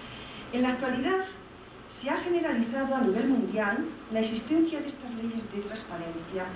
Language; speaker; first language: Spanish; native; Spanish